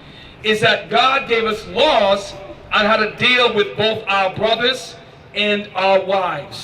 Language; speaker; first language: English; native; English